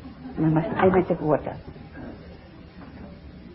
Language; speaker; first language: English; non-native, fluent; Spanish